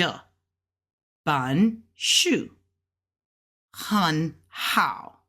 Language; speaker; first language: Chinese; non-native, learner; English